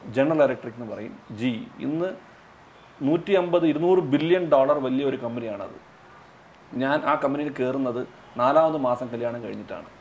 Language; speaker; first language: Malayalam; non-native, local second language; Tamil